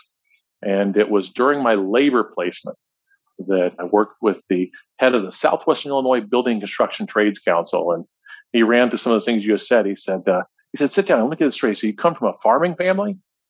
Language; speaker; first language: English; native; English